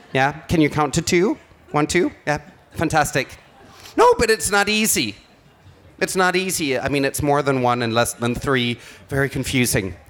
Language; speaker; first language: English; non-native, fluent; Danish